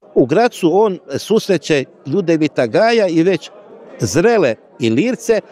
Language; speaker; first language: Croatian; native; Croatian